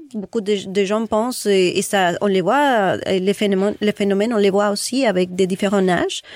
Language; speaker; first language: French; non-native, fluent; Spanish